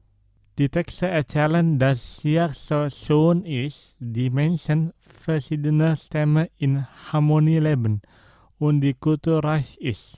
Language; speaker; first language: German; non-native, fluent; Indonesian